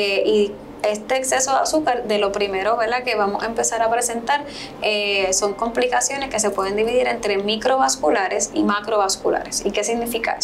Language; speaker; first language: Spanish; native; Spanish